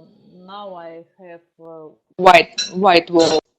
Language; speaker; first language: English; non-native, learner; Russian